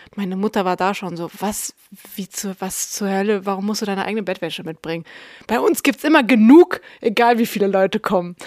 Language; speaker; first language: German; early bilingual, other home language; Russian